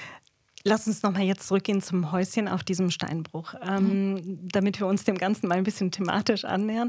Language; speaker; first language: German; native; German